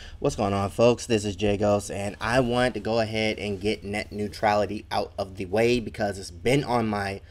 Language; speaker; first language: English; native; English